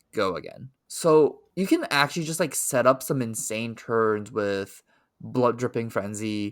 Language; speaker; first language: English; native; English